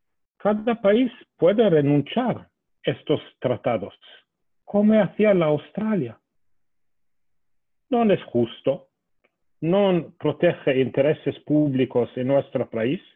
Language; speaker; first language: Spanish; non-native, fluent; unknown